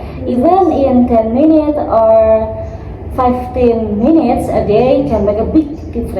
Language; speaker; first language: English; non-native, learner; Indonesian